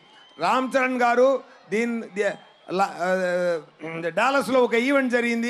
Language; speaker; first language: Telugu; non-native, learner; Tamil